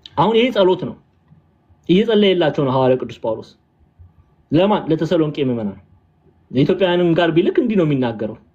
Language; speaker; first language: Amharic; early bilingual, heritage; Amharic